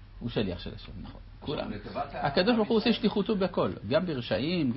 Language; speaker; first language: Hebrew; native; Hebrew